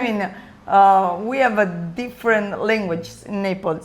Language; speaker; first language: English; non-native, learner; Italian